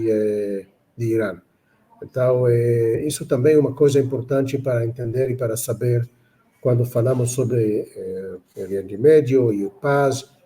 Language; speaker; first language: Portuguese; non-native, fluent; Hebrew